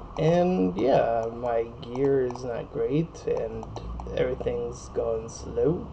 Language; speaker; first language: English; native; English